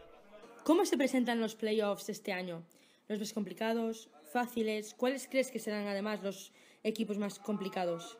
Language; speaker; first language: Spanish; native; Spanish